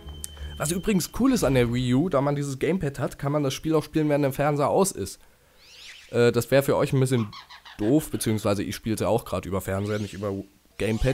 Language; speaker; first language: German; native; German